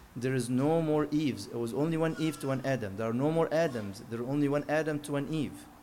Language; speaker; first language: English; non-native, fluent; Arabic